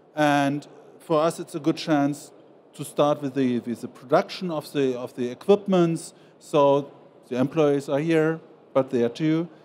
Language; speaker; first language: English; non-native, fluent; German